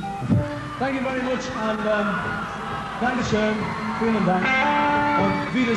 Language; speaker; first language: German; non-native, learner; English